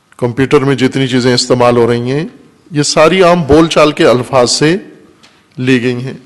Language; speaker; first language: Urdu; non-native, local second language; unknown